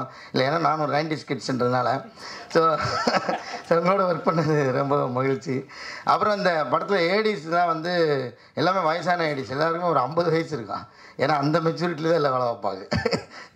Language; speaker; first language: Tamil; native; Tamil